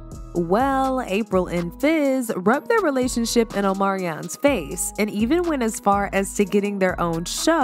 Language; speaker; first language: English; native; English